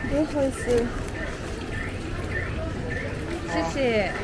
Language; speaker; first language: Chinese; non-native, learner; Japanese